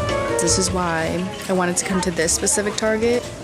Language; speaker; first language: English; native; English